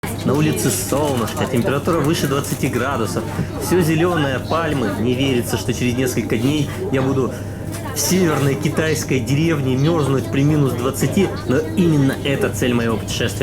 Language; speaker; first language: Russian; native; Russian